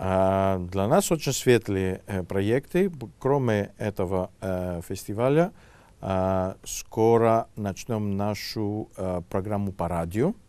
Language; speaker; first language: Russian; non-native, fluent; Greek